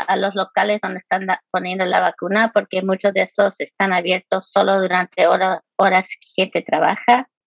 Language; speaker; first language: Spanish; early bilingual, heritage; Spanish